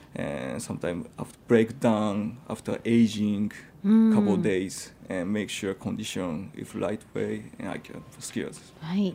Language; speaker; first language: English; non-native, fluent; Japanese